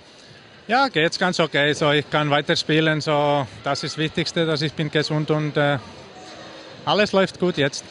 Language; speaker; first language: German; non-native, learner; Finnish